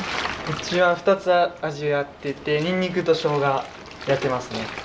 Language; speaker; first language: Japanese; native; Japanese